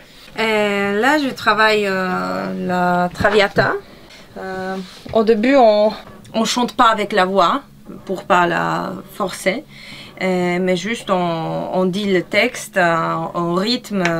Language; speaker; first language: French; non-native, fluent; Polish